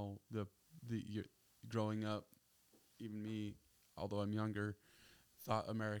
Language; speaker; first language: English; native; English